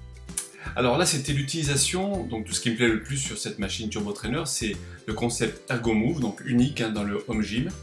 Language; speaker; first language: French; native; French